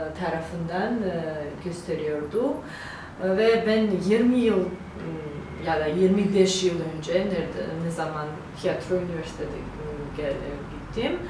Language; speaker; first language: Turkish; non-native, learner; Georgian